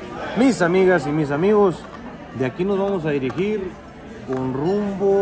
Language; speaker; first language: Spanish; native; Spanish